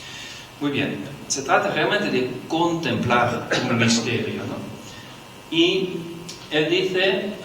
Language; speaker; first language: Spanish; non-native, fluent; Dutch